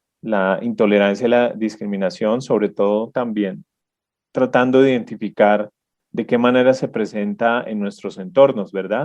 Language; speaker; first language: Spanish; native; Spanish